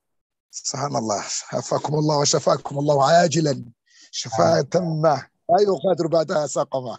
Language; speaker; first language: Arabic; non-native, learner; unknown